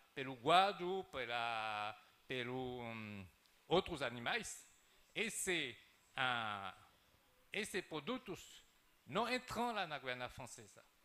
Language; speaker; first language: Portuguese; non-native, fluent; French